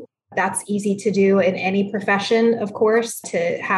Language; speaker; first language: English; early bilingual, other home language; Spanish